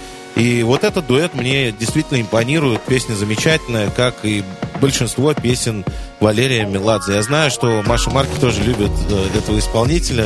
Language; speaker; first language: Russian; native; Russian